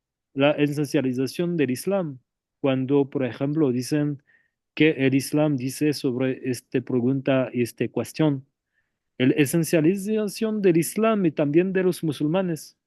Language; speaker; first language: Spanish; non-native, fluent; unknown